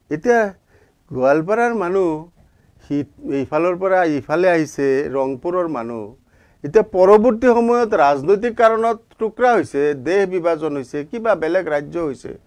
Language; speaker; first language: Assamese; non-native, local second language; Bangla